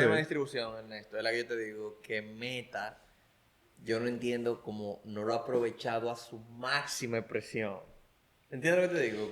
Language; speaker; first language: Spanish; native; Spanish